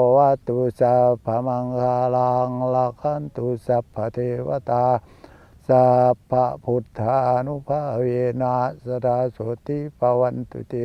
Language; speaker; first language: Thai; native; Thai